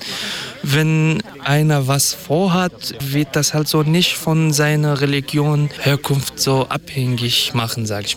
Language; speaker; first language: German; non-native, fluent; Kurdish